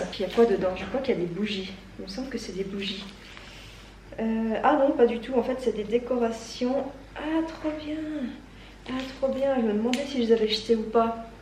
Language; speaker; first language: French; native; French